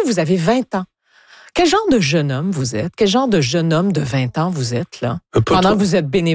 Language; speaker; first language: French; native; French